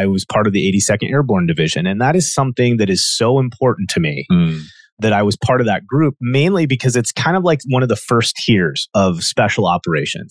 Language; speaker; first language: English; native; English